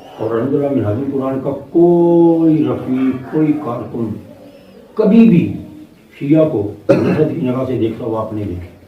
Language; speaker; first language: Urdu; non-native, local second language; Punjabi